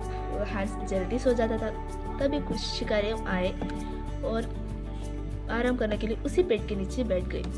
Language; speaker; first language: Hindi; non-native, local second language; Malayalam